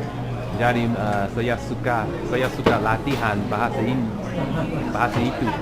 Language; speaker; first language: Indonesian; non-native, learner; English